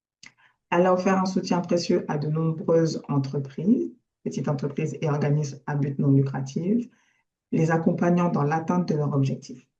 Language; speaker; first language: French; native; French